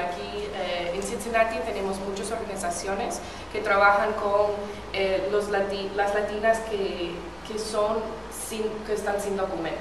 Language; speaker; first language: Spanish; non-native, fluent; English